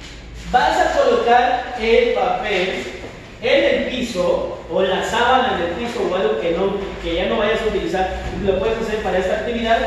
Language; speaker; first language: Spanish; native; Spanish